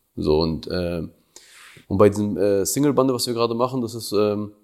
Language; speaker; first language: German; early bilingual, other home language; Albanian